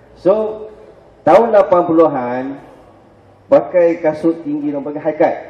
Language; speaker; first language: Malay; non-native, local second language; Min Nan Chinese